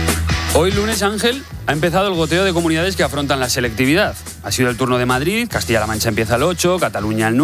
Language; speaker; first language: Spanish; native; Spanish